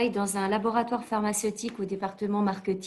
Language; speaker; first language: French; native; French